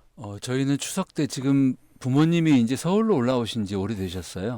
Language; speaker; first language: Korean; native; Korean